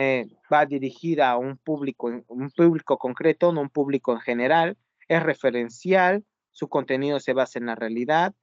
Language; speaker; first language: Spanish; native; Spanish